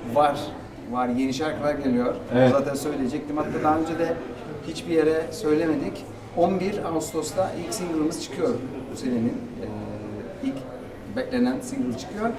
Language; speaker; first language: Turkish; native; Turkish